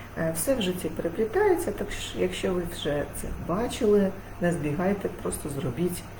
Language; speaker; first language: Ukrainian; non-native, local second language; Russian